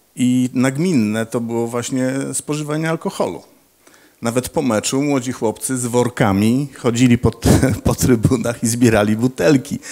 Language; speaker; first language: Polish; native; Polish